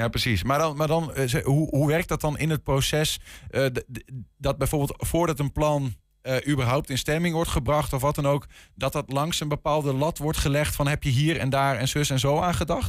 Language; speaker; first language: Dutch; native; Dutch